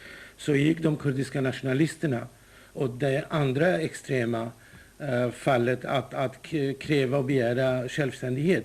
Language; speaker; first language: Swedish; non-native, fluent; Kurdish